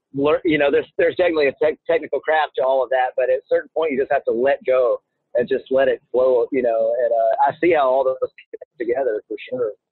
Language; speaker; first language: English; native; English